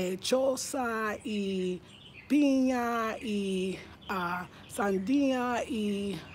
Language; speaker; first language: Spanish; non-native, learner; English